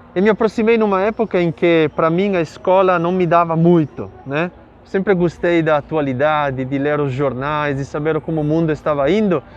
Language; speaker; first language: Portuguese; non-native, fluent; Italian